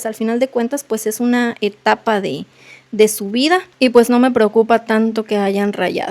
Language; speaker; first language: Spanish; native; Spanish